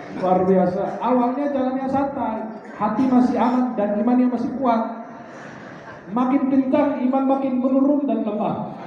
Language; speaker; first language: Indonesian; non-native, fluent; Arabic